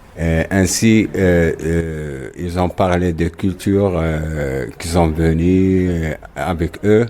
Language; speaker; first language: French; non-native, local second language; Arabic